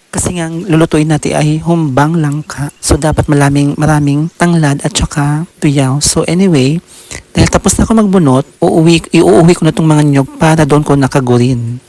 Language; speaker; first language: Filipino; native; Filipino